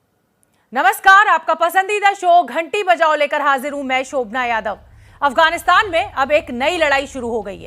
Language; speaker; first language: Hindi; native; Hindi